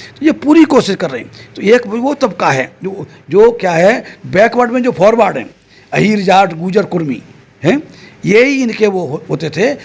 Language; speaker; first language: Hindi; native; Hindi